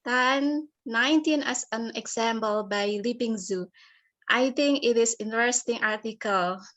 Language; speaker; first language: English; non-native, learner; Indonesian